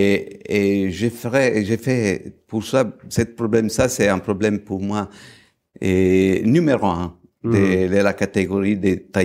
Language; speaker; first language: French; non-native, fluent; Italian